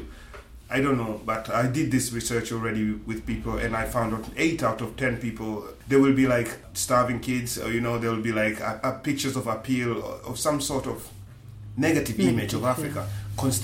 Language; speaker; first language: English; non-native, local second language; Swahili